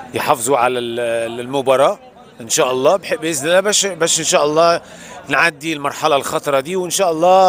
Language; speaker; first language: Arabic; native; Arabic